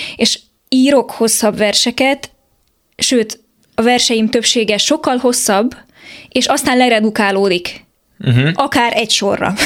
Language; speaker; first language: Hungarian; native; Hungarian